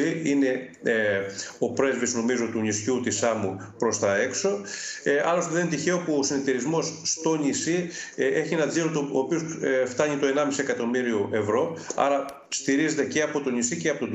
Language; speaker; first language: Greek; native; Greek